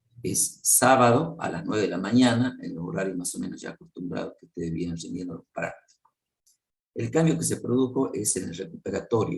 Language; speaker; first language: Spanish; native; Spanish